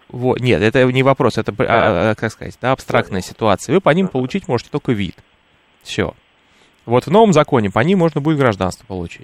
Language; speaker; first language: Russian; native; Russian